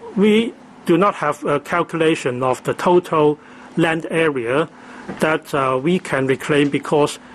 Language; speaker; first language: English; non-native, local second language; Cantonese